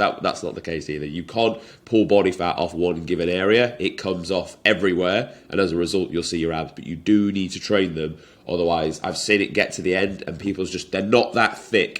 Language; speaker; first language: English; native; English